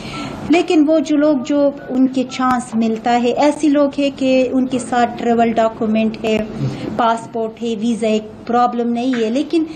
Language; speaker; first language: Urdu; non-native, fluent; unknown